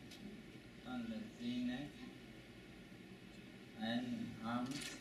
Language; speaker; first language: Arabic; non-native, learner; Chinese